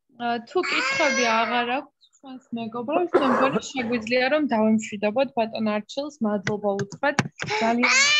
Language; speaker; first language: Georgian; native; Georgian